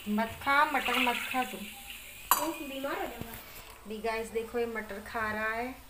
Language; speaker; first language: Hindi; non-native, local second language; Gujarati